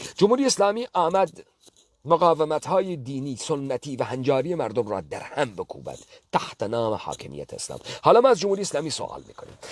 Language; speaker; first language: Persian; non-native, local second language; Kurdish